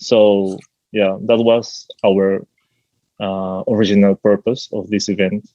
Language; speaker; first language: English; non-native, fluent; Spanish